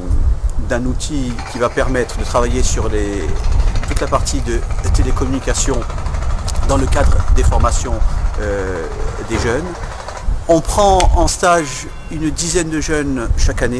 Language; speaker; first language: French; native; French